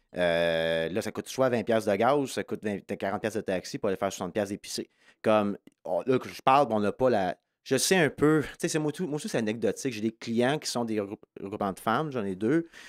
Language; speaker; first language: French; native; French